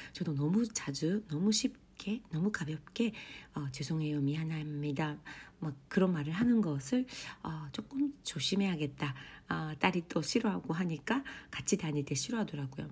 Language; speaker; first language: Korean; non-native, fluent; Japanese